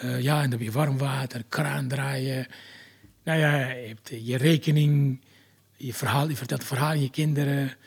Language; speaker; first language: Dutch; non-native, fluent; Arabic